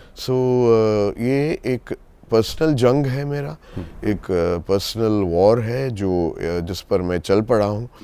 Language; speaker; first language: Hindi; non-native, local second language; Tamil